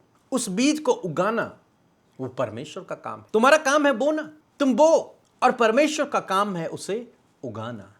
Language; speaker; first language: Hindi; native; Hindi